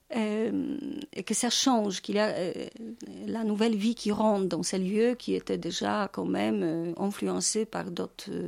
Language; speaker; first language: French; non-native, fluent; Polish